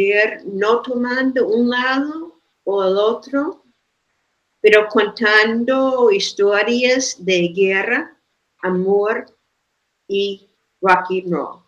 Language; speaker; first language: Spanish; non-native, fluent; English